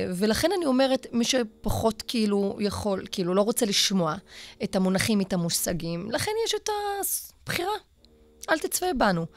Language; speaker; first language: Hebrew; non-native, local second language; Arabic